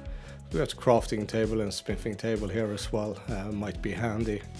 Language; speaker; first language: English; native; English